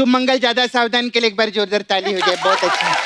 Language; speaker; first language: Hindi; native; Hindi